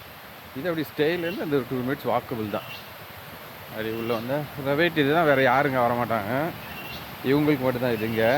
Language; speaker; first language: Tamil; native; Tamil